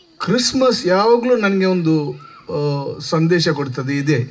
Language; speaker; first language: Kannada; native; Kannada